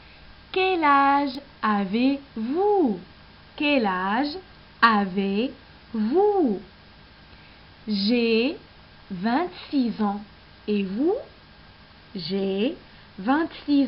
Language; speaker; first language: French; non-native, local second language; Arabic